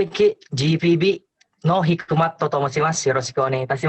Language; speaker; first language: Japanese; non-native, learner; Indonesian